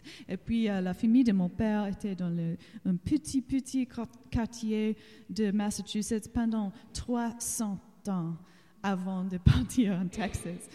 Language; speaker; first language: French; non-native, learner; English